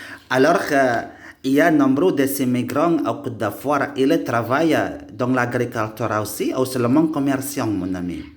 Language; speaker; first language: French; non-native, learner; Indonesian